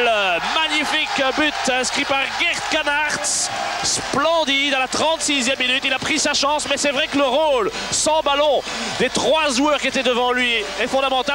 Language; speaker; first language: French; native; French